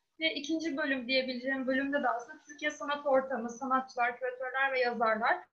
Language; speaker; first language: Turkish; native; Turkish